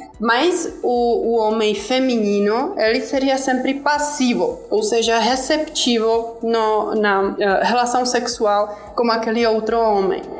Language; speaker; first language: Portuguese; non-native, fluent; Czech